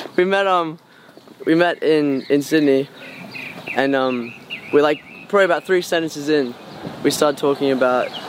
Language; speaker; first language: English; native; English